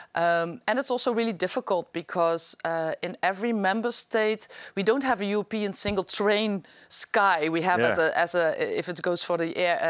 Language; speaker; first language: English; non-native, fluent; Dutch